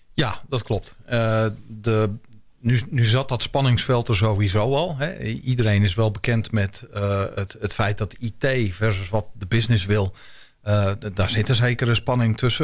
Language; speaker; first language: Dutch; native; Dutch